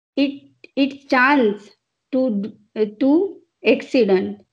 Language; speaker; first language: English; non-native, local second language; Gujarati